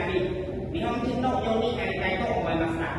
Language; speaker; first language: Japanese; non-native, learner; Khmer